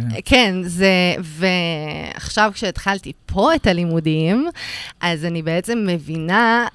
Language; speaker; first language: Hebrew; early bilingual, other home language; Russian